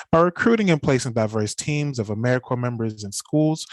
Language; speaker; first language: English; native; English